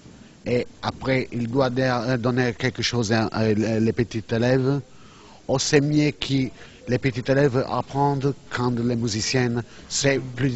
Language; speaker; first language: French; non-native, learner; Italian